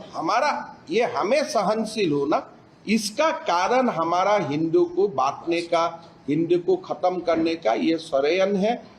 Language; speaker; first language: Hindi; non-native, local second language; Assamese